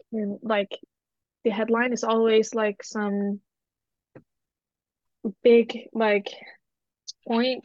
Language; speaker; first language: English; non-native, fluent; Danish